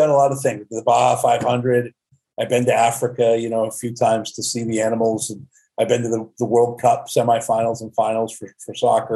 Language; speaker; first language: English; native; English